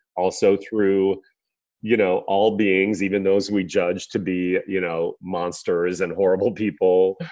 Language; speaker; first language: English; native; English